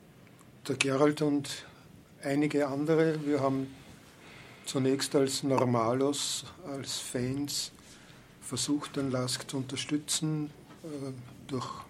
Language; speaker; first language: German; native; German